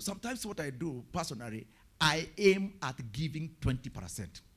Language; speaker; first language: English; non-native, local second language; Kikuyu